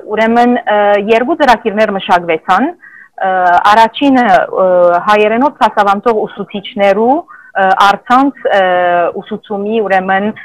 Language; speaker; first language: Armenian; native; Armenian